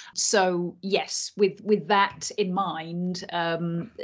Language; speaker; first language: English; native; English